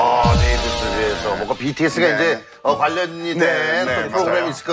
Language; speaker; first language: Korean; native; Korean